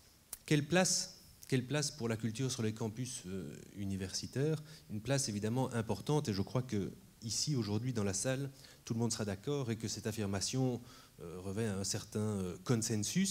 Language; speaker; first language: French; native; French